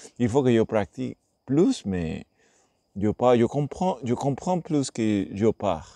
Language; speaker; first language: French; non-native, learner; Spanish